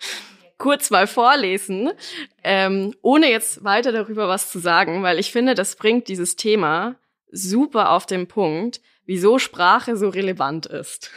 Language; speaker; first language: German; native; German